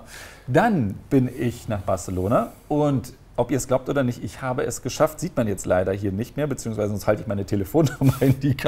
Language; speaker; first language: German; native; German